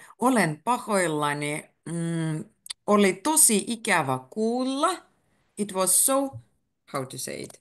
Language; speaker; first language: Finnish; native; Finnish